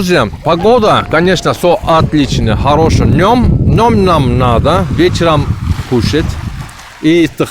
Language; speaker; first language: Russian; non-native, learner; Turkish